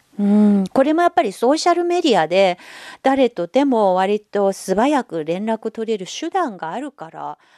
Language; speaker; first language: Japanese; non-native, fluent; Chinese